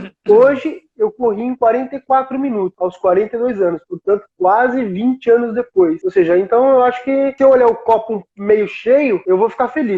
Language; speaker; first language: Portuguese; native; Portuguese